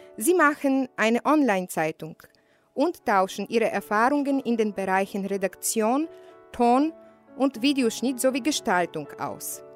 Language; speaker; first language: German; native; German